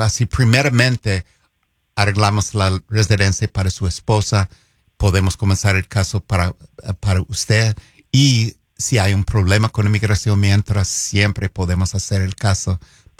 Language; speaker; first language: Spanish; non-native, fluent; English